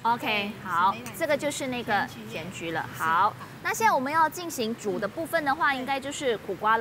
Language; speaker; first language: Chinese; native; Chinese